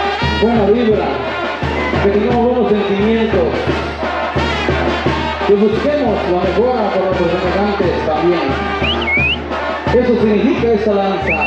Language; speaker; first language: Spanish; native; Spanish